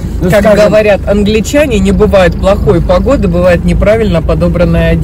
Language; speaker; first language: Russian; native; Russian